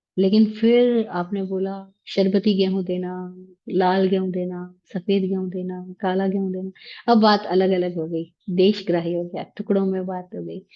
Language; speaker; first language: Hindi; native; Hindi